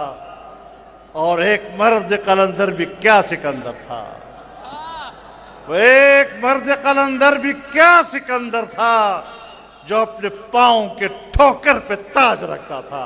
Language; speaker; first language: Urdu; non-native, local second language; Pashto